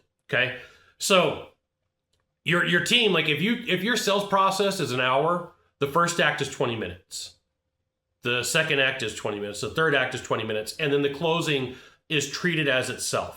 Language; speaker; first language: English; native; English